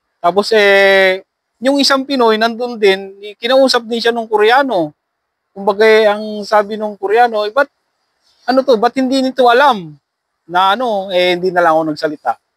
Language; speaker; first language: Filipino; native; Filipino